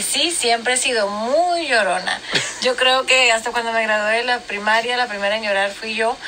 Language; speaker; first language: Spanish; native; Spanish